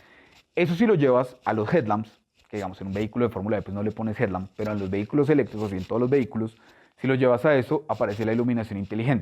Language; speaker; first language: Spanish; native; Spanish